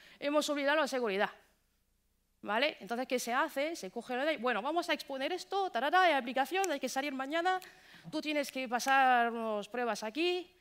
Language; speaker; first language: Spanish; non-native, fluent; French